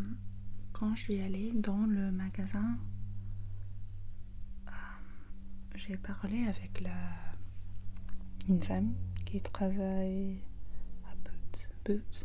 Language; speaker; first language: French; non-native, learner; English